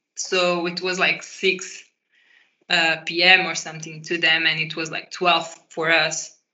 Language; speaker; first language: English; non-native, fluent; Portuguese